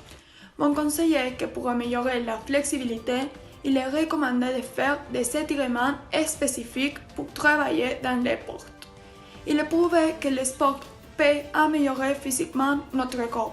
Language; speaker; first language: French; non-native, learner; Spanish